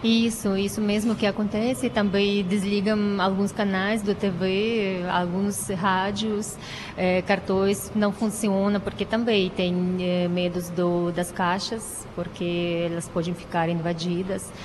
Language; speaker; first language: Portuguese; non-native, fluent; Ukrainian